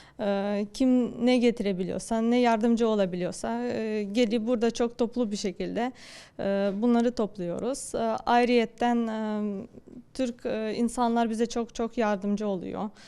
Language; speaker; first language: Turkish; non-native, fluent; Ukrainian